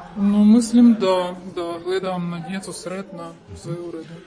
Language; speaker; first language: Croatian; non-native, learner; Ukrainian